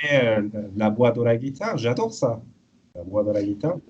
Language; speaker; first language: French; non-native, fluent; Persian